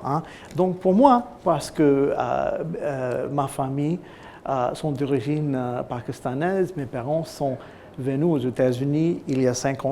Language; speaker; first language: French; non-native, fluent; English